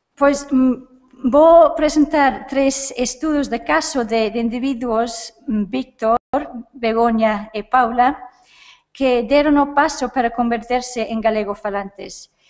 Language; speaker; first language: Galician; non-native, fluent; English